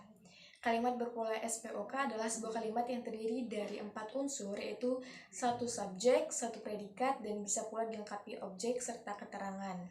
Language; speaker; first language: Indonesian; native; Indonesian